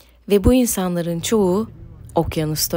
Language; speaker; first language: Turkish; native; Turkish